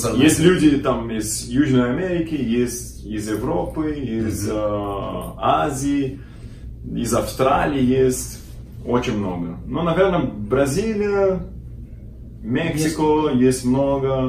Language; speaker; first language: Russian; non-native, learner; Portuguese